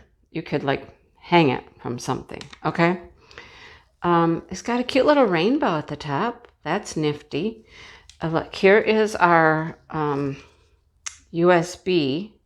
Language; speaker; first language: English; native; English